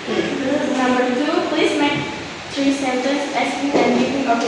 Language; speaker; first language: English; non-native, learner; Indonesian